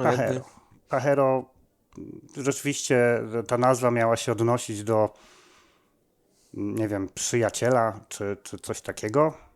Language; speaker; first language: Polish; native; Polish